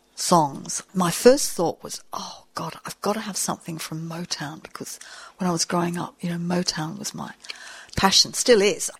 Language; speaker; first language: English; native; English